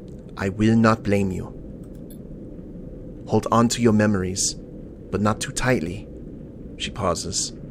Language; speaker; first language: English; native; English